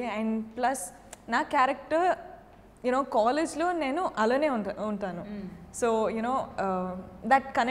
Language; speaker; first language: Telugu; non-native, learner; Kannada